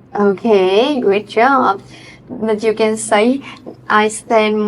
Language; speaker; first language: English; non-native, fluent; Vietnamese